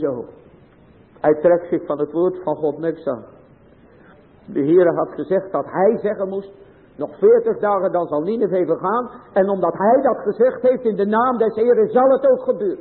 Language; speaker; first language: Dutch; native; Dutch